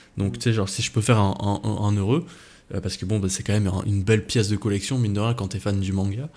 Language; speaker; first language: French; native; French